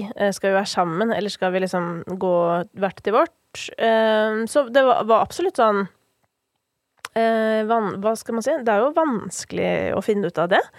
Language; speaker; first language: Norwegian; native; Norwegian